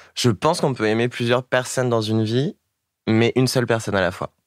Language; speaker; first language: French; native; French